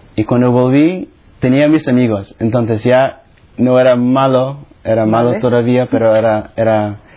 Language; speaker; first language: Spanish; non-native, fluent; Filipino